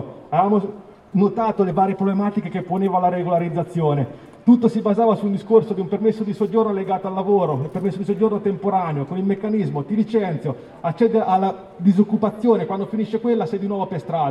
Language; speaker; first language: Italian; native; Italian